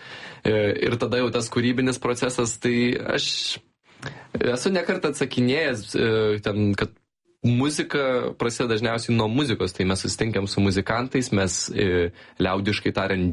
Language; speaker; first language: Lithuanian; native; Lithuanian